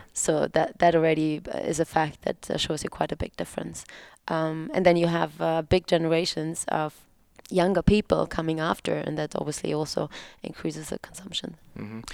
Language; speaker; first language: English; non-native, fluent; German